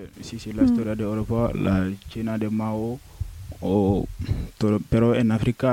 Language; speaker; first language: Spanish; non-native, learner; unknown